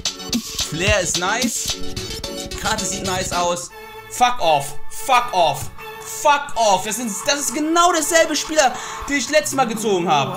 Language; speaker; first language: German; native; German